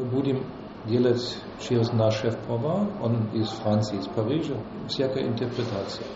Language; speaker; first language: Russian; non-native, fluent; German